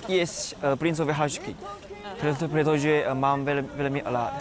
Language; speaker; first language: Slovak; non-native, learner; Chinese